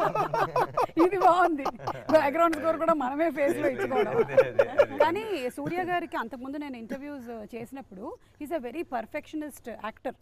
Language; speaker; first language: Telugu; native; Telugu